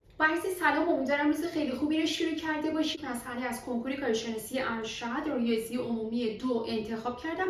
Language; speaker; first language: Persian; native; Persian